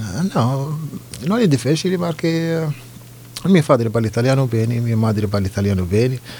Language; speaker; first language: Italian; non-native, learner; Arabic